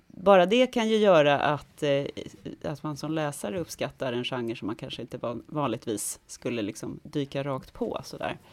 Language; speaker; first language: Swedish; native; Swedish